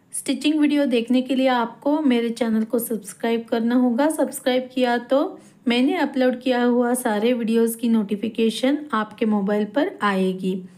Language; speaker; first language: Hindi; non-native, local second language; Kannada